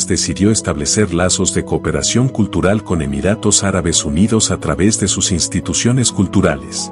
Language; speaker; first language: Spanish; native; Spanish